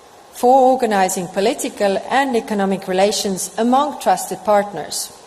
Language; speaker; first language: English; non-native, fluent; Estonian